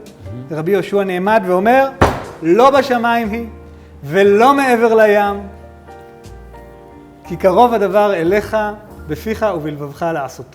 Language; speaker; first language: Hebrew; native; Hebrew